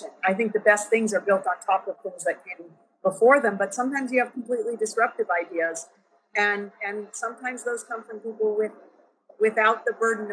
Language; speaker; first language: English; native; English